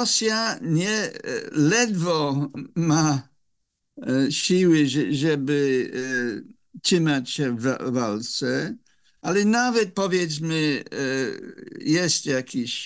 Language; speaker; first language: Polish; non-native, fluent; English